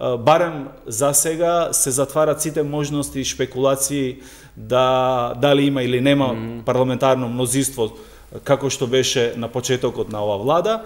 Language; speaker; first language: Macedonian; non-native, local second language; Albanian